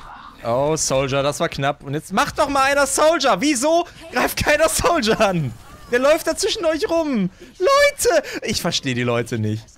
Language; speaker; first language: German; native; German